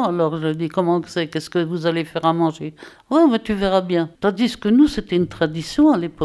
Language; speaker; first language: French; native; French